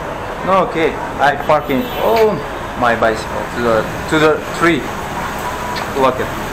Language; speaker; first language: English; non-native, learner; Russian